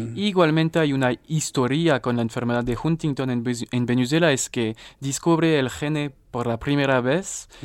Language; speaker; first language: Spanish; non-native, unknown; French